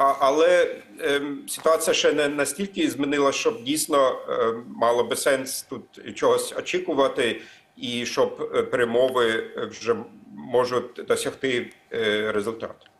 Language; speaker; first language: Ukrainian; non-native, fluent; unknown